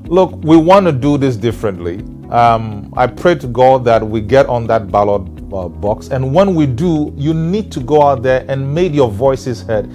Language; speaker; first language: English; non-native, local second language; Ewe